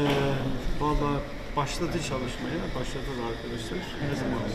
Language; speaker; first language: Turkish; native; Turkish